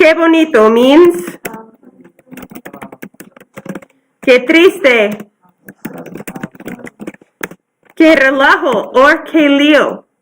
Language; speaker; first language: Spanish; non-native, fluent; English